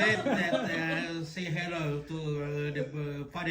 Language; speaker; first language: English; non-native, learner; Indonesian